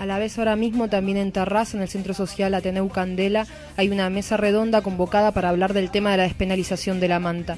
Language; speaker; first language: Spanish; native; Spanish